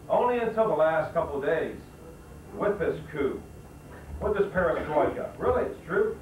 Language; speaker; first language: English; native; English